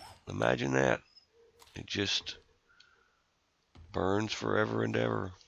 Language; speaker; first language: English; native; English